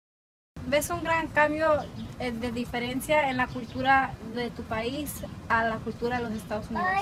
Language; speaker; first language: Spanish; early bilingual, heritage; Spanish